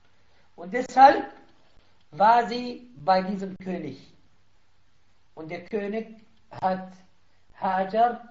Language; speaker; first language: German; non-native, fluent; Arabic